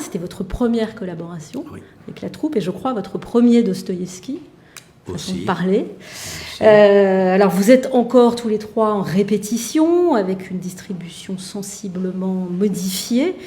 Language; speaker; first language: French; native; French